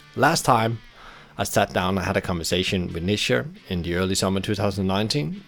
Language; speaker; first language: English; native; English